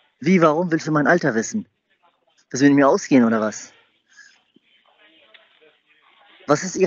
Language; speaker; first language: German; native; German